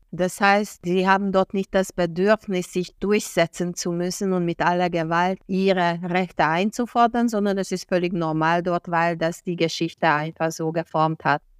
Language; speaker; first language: German; non-native, fluent; Hungarian